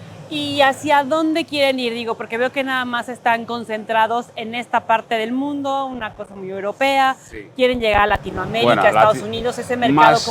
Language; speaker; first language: Spanish; native; Spanish